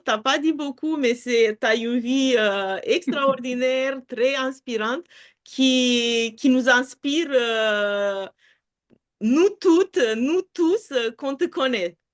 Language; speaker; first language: French; non-native, fluent; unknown